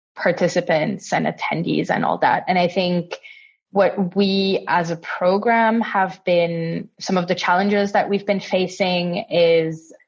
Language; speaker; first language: English; non-native, fluent; Italian